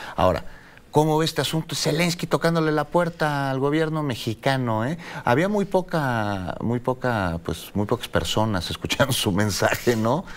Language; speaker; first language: Spanish; native; Spanish